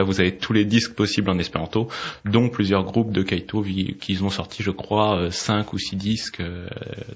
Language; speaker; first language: French; native; French